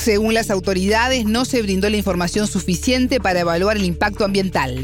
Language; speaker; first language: Spanish; native; Spanish